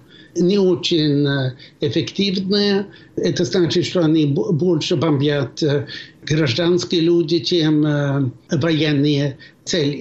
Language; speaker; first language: Russian; non-native, fluent; Swedish